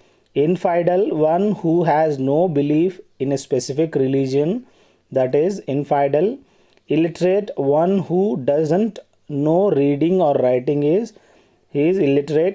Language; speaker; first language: English; non-native, local second language; Telugu